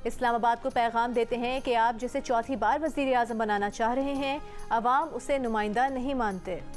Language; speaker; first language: Urdu; native; Urdu